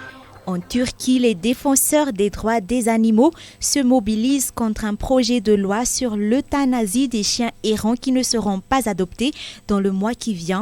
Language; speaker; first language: French; non-native, local second language; Malagasy